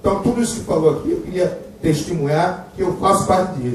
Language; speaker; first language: Portuguese; native; Portuguese